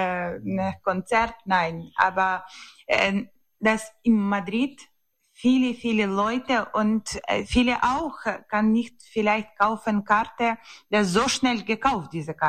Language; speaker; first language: German; non-native, learner; Ukrainian